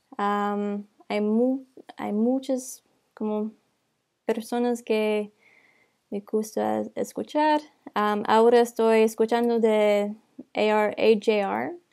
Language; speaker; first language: Spanish; non-native, learner; English